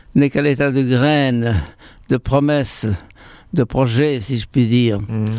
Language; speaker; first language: French; non-native, fluent; Arabic